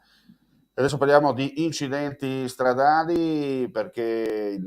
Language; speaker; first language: Italian; native; Italian